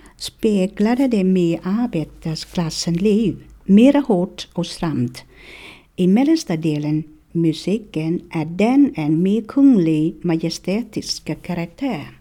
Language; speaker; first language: Swedish; non-native, fluent; Vietnamese